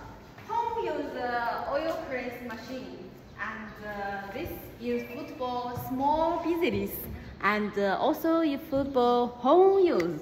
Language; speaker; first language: English; non-native, learner; Chinese